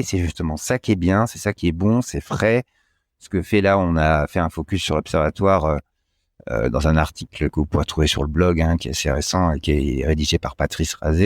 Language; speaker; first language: French; native; French